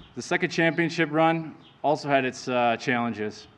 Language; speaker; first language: English; native; English